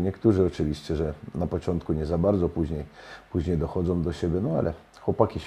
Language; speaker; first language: Polish; non-native, fluent; Russian